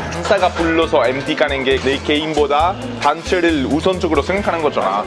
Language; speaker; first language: Korean; non-native, fluent; Italian